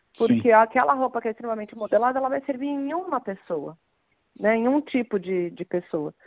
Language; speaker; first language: Portuguese; native; Portuguese